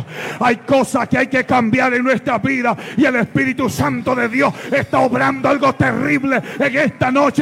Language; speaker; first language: Spanish; native; Spanish